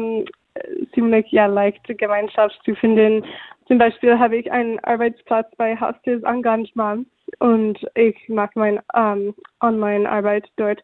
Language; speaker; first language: German; non-native, fluent; English